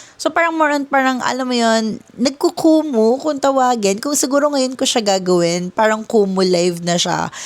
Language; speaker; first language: Filipino; native; Filipino